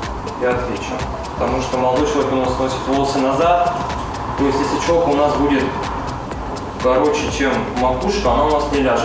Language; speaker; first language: Russian; native; Russian